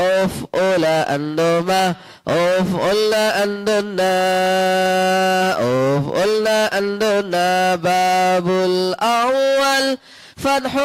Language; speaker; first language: Arabic; non-native, fluent; Indonesian